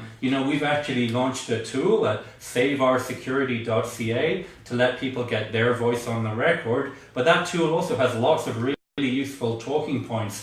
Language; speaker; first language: English; native; English